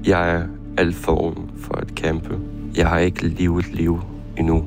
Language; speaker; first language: Danish; non-native, fluent; Ukrainian